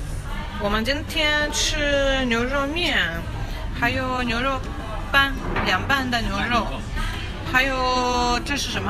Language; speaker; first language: Chinese; non-native, learner; Russian